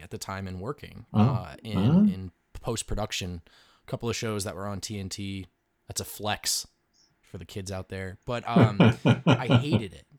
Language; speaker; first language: English; native; English